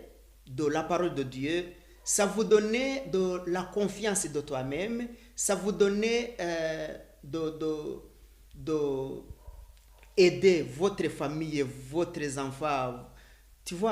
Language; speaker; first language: French; non-native, learner; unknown